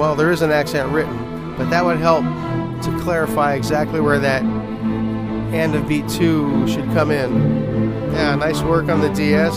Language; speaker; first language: English; native; English